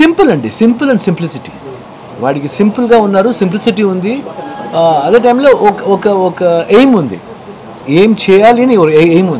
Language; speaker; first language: Telugu; non-native, learner; Kannada